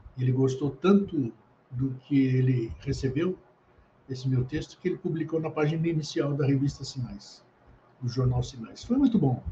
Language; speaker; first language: Portuguese; early bilingual, other home language; Greek